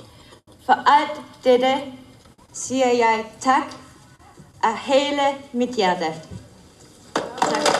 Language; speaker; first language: Danish; non-native, learner; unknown